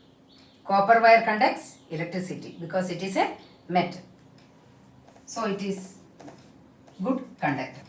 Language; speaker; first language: English; non-native, local second language; Malayalam